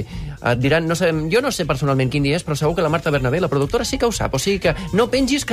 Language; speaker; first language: Catalan; native; Catalan